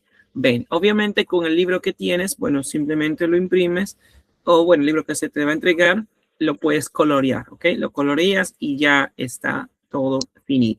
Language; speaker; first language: Spanish; native; Spanish